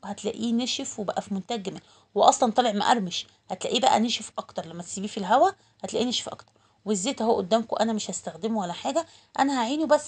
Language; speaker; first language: Arabic; native; Arabic